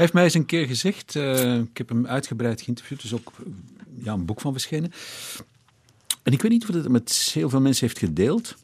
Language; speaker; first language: Dutch; native; Dutch